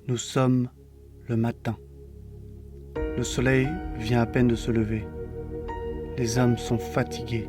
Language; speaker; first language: French; native; French